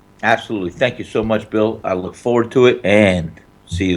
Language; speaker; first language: English; native; English